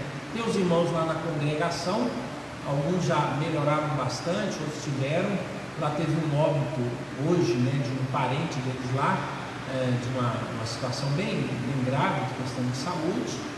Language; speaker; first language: Portuguese; native; Portuguese